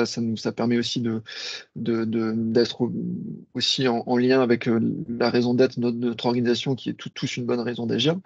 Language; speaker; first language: French; native; French